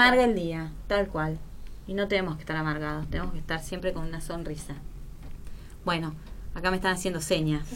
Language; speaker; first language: Spanish; native; Spanish